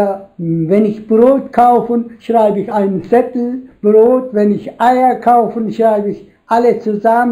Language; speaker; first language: German; non-native, learner; Turkish